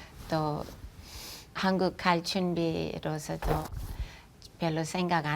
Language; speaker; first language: Korean; non-native, fluent; English